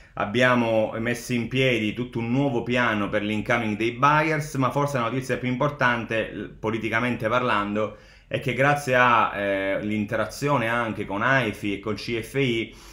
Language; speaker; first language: Italian; native; Italian